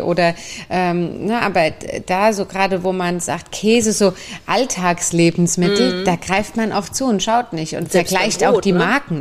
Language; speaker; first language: German; native; German